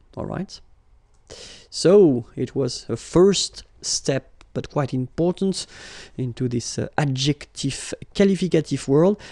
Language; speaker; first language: English; non-native, fluent; French